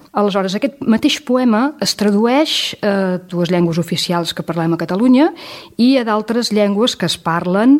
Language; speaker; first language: Catalan; native; Catalan